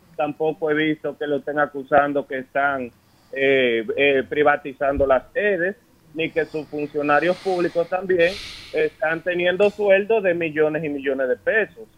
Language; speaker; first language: Spanish; native; Spanish